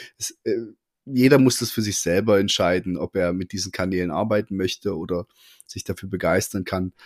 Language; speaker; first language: German; native; German